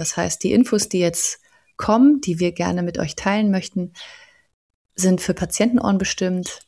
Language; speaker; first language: German; native; German